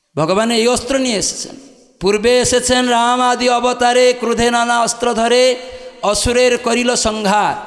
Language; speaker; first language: Bangla; non-native, fluent; Odia